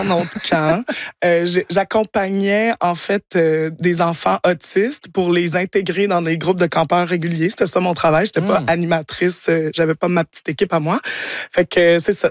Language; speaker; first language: French; native; French